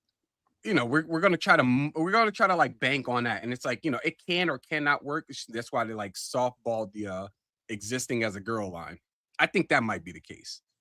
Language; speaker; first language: English; native; English